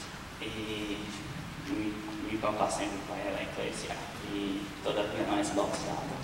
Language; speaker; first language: Spanish; non-native, learner; Portuguese